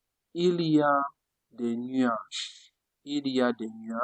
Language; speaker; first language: French; non-native, fluent; Italian